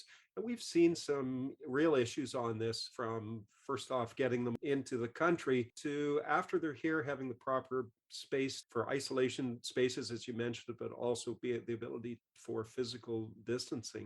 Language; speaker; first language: English; native; English